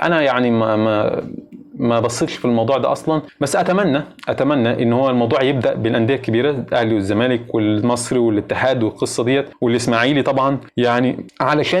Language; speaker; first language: Arabic; native; Arabic